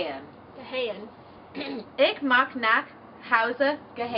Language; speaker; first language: German; non-native, learner; English